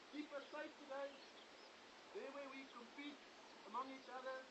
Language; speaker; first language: English; non-native, local second language; Afrikaans